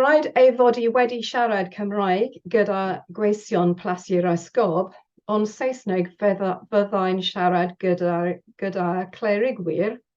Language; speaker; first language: Welsh; non-native, learner; English